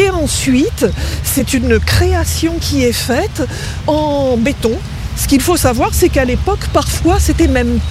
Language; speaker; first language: French; native; French